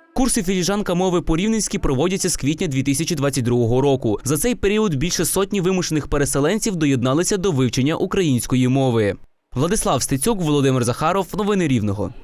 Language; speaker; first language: Ukrainian; native; Ukrainian